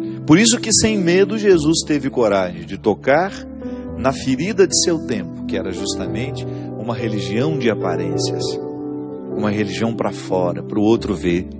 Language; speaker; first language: Portuguese; native; Portuguese